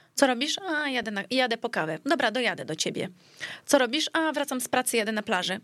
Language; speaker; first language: Polish; early bilingual, heritage; Greek